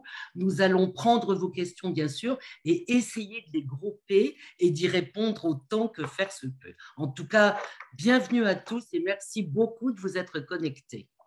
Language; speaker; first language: French; native; French